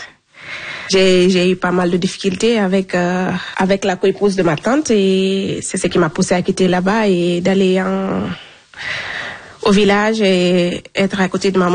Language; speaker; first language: French; non-native, local second language; Fula